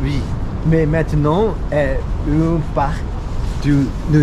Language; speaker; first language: French; non-native, learner; Spanish